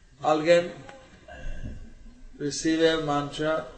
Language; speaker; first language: Spanish; non-native, learner; English